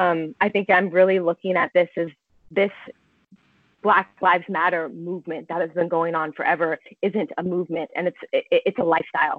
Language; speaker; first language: English; native; English